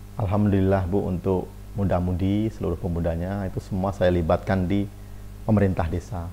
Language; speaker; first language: Indonesian; non-native, local second language; Javanese